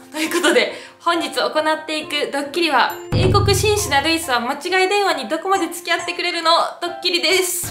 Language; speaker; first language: Japanese; native; Japanese